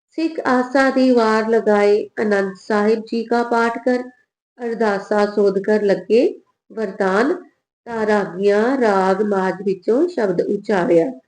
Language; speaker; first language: Hindi; non-native, local second language; Punjabi